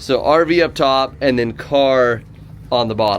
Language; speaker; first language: English; native; English